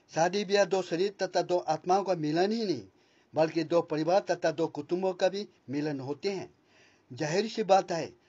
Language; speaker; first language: Hindi; non-native, local second language; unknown